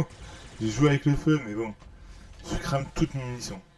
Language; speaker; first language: French; native; French